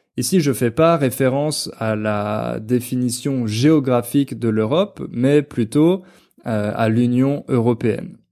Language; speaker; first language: French; native; French